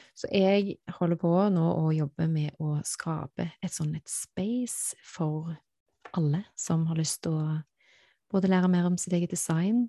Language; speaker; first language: Norwegian; native; Norwegian